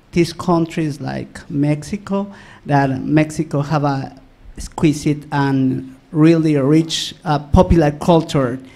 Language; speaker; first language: English; non-native, learner; Spanish